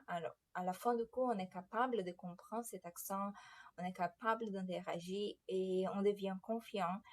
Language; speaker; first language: French; non-native, fluent; Portuguese